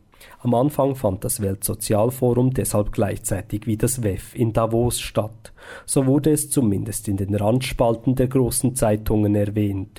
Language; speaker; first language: German; native; German